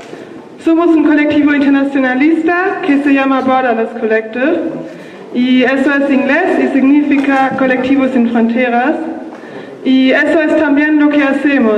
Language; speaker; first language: Spanish; non-native, learner; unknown